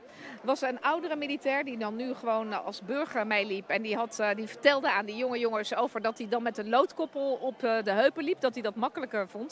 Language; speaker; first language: Dutch; native; Dutch